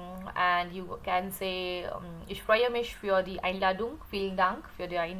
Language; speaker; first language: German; non-native, learner; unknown